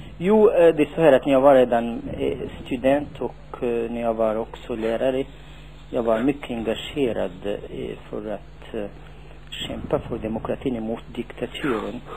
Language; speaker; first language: Swedish; non-native, fluent; Tachelhit